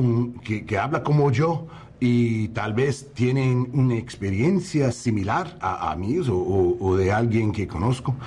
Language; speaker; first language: Spanish; non-native, learner; English